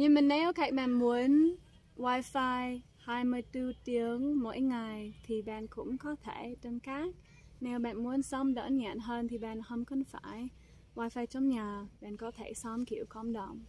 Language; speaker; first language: Vietnamese; non-native, fluent; English